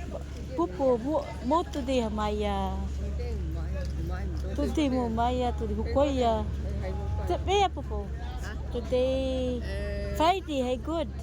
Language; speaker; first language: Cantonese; non-native, learner; Filipino